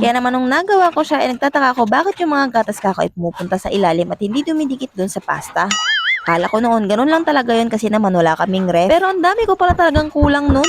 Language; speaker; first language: Filipino; native; Filipino